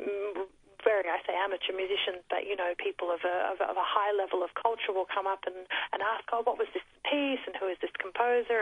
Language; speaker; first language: English; native; English